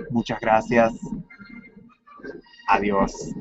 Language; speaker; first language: Spanish; non-native, fluent; English